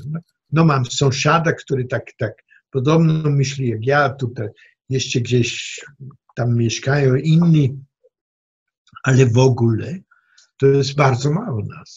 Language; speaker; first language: Polish; non-native, fluent; German